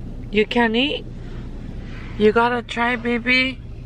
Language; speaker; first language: English; early bilingual, other home language; Spanish